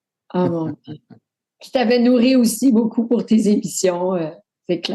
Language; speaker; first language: French; native; French